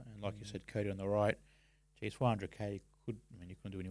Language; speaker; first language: English; native; English